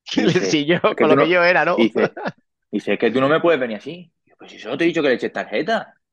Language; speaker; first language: Spanish; native; Spanish